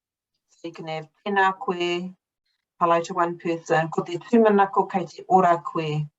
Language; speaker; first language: Māori; non-native, fluent; English